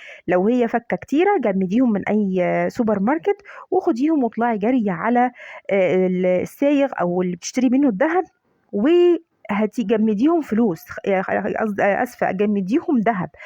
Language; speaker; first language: Arabic; native; Arabic